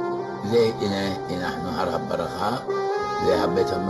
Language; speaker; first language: Hebrew; non-native, local second language; Arabic